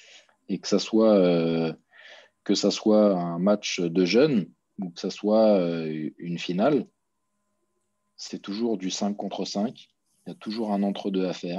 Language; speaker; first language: French; native; French